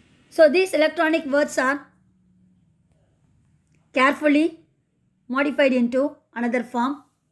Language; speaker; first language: English; non-native, local second language; Tamil